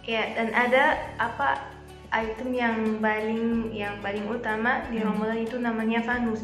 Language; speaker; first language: Indonesian; non-native, fluent; Arabic